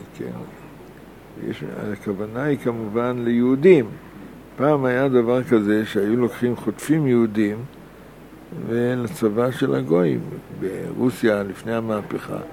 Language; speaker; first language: Hebrew; native; Hebrew